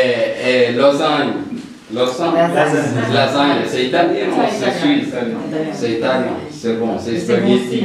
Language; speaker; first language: French; non-native, learner; Somali